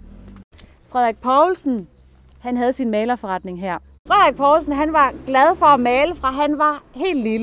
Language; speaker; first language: Danish; native; Danish